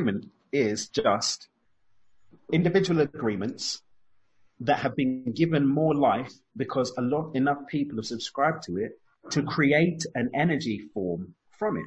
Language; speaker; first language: English; native; English